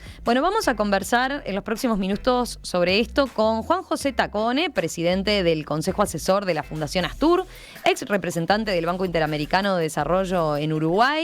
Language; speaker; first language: Spanish; native; Spanish